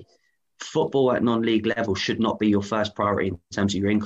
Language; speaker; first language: English; native; English